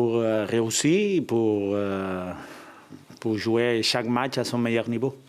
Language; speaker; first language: French; non-native, fluent; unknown